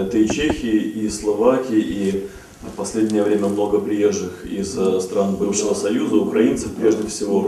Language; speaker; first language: Russian; native; Russian